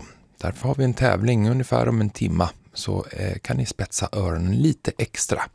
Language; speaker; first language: Swedish; native; Swedish